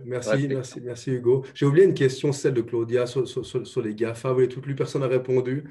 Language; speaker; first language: French; native; French